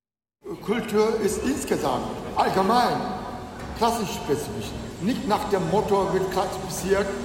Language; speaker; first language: German; non-native, fluent; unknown